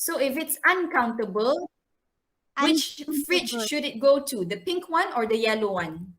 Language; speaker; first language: English; non-native, local second language; Malay